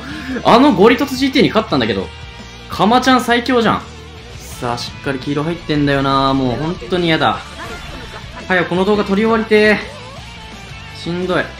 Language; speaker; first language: Japanese; native; Japanese